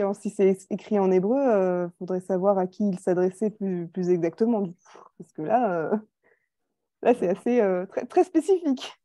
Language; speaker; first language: French; native; French